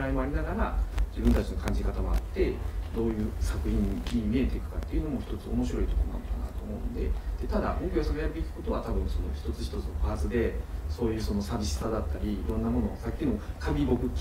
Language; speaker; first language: Japanese; native; Japanese